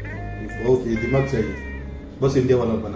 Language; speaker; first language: Hindi; non-native, local second language; Kannada